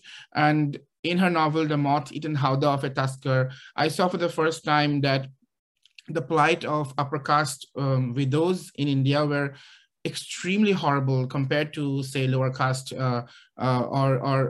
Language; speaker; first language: English; non-native, local second language; Assamese